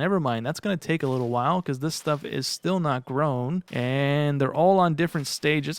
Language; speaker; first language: English; native; English